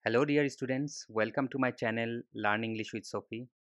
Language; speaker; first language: English; non-native, local second language; Assamese